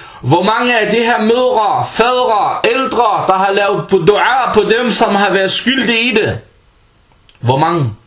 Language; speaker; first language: Danish; early bilingual, other home language; Arabic